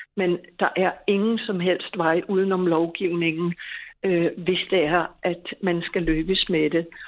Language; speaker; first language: Danish; native; Danish